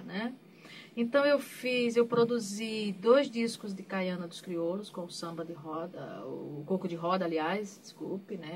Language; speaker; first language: Portuguese; native; Portuguese